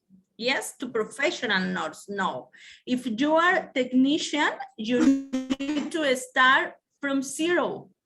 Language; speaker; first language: English; non-native, learner; Spanish